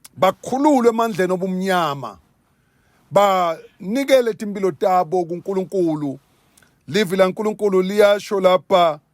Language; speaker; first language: Zulu; non-native, local second language; Swati